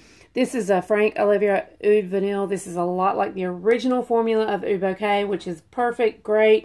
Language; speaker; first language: English; native; English